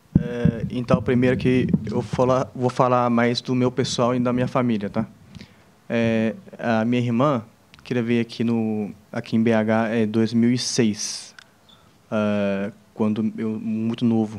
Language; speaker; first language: Portuguese; non-native, fluent; Chinese